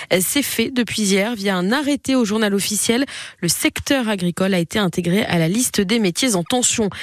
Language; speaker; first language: French; native; French